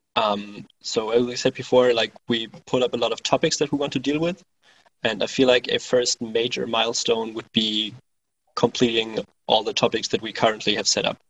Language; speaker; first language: English; non-native, fluent; German